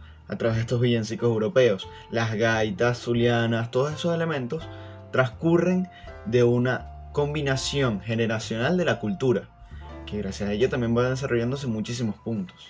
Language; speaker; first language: Spanish; native; Spanish